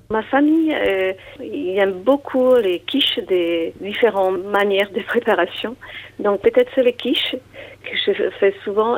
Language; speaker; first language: French; non-native, fluent; Slovak